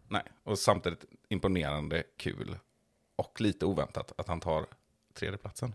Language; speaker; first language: Swedish; native; Swedish